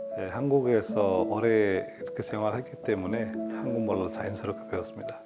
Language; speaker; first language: Korean; non-native, fluent; Nepali